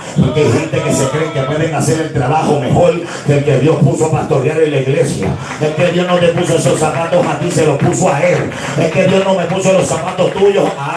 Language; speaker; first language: Spanish; early bilingual, heritage; Spanish